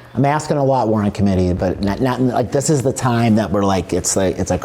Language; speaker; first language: English; native; English